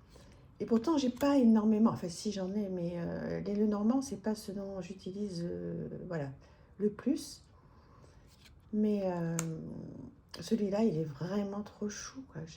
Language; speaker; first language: French; native; French